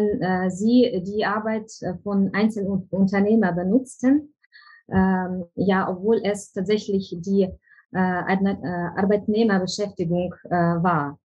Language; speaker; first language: German; non-native, fluent; Ukrainian